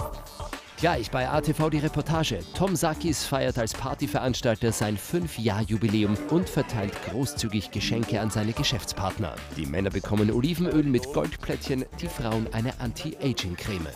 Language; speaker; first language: German; native; German